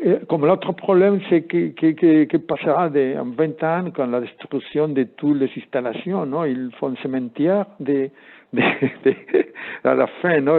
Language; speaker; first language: French; non-native, learner; Spanish